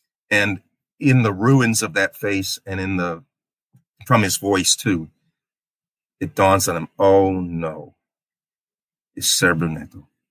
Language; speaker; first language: English; native; English